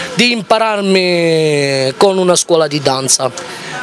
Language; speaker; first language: Italian; native; Italian